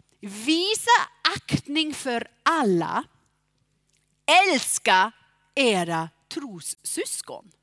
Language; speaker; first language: Swedish; non-native, fluent; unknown